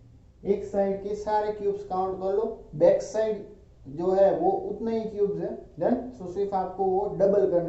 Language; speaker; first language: Hindi; non-native, local second language; Gujarati